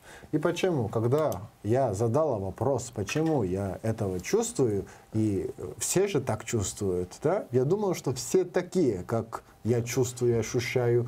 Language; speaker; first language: Russian; non-native, learner; Georgian